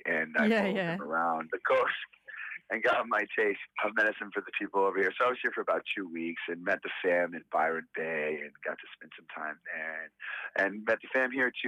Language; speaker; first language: English; native; English